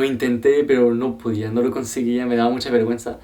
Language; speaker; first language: Spanish; non-native, fluent; French